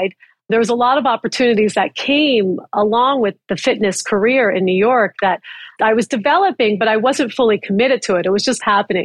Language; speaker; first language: English; native; English